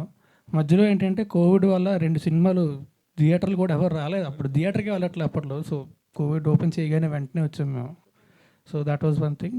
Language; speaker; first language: Telugu; native; Telugu